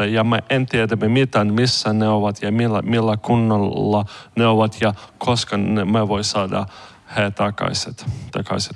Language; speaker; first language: Finnish; non-native, learner; Ukrainian